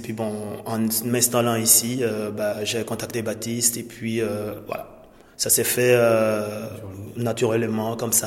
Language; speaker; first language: French; non-native, local second language; Mossi